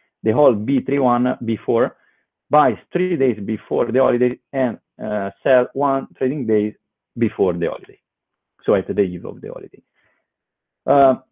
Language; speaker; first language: English; non-native, fluent; Italian